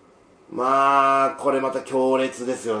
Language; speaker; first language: Japanese; native; Japanese